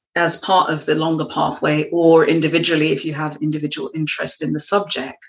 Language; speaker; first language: English; native; English